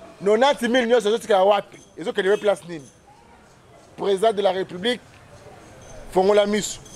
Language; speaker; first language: Lingala; native; Lingala